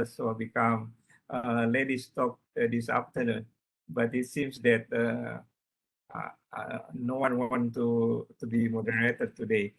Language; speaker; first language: English; non-native, learner; Indonesian